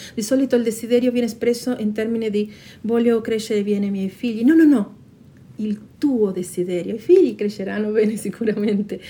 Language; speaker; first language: Italian; non-native, fluent; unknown